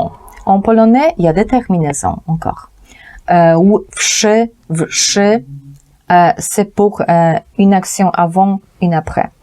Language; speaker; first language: French; non-native, fluent; Polish